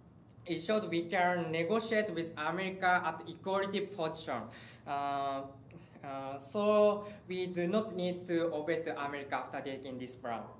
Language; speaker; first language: English; non-native, learner; Japanese